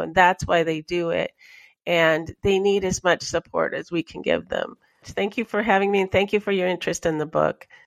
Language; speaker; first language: English; native; English